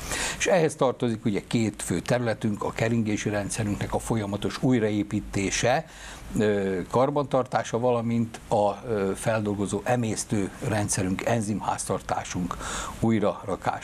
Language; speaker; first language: Hungarian; native; Hungarian